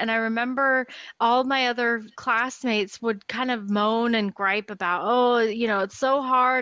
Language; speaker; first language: English; native; English